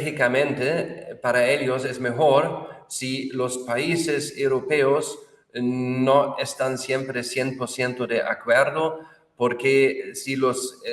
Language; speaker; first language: Spanish; non-native, fluent; German